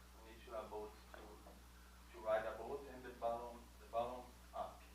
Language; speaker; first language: English; non-native, learner; Portuguese